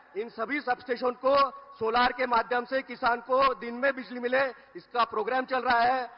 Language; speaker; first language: Hindi; non-native, local second language; Marathi